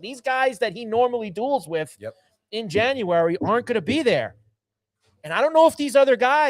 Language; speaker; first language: English; native; English